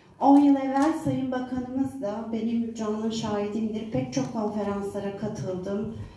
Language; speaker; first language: Turkish; native; Turkish